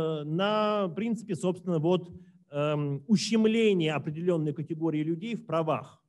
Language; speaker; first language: Russian; native; Russian